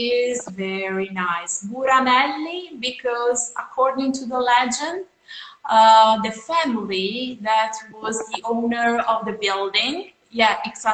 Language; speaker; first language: English; non-native, fluent; Italian